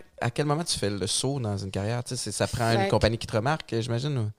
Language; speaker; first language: French; native; French